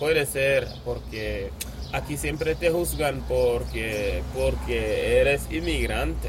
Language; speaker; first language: Spanish; non-native, fluent; Wolof